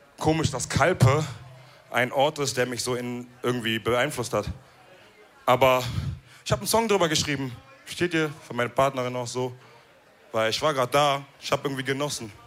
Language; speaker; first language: German; early bilingual, other home language; Wolof